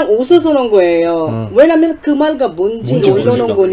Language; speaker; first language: Korean; non-native, learner; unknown